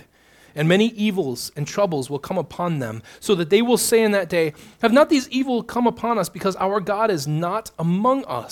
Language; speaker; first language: English; native; English